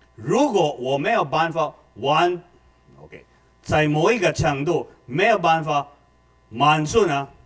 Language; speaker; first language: Chinese; non-native, fluent; Filipino